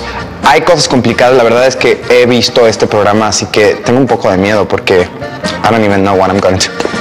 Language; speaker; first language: Spanish; early bilingual, heritage; Spanish